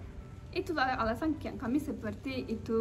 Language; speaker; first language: Indonesian; non-native, learner; Turkish